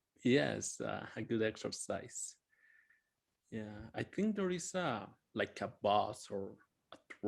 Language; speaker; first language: English; non-native, fluent; Spanish